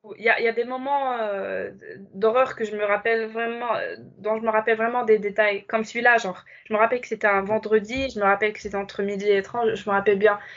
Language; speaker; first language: French; non-native, local second language; Arabic